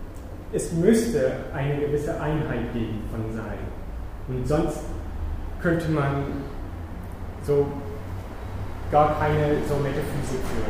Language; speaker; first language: German; non-native, fluent; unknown